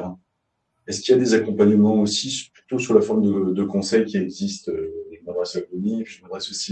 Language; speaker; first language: French; native; French